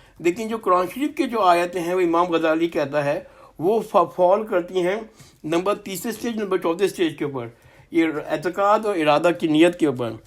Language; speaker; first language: Urdu; native; Urdu